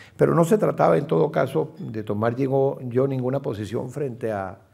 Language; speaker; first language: Spanish; native; Spanish